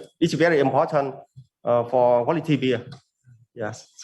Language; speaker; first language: English; non-native, learner; Vietnamese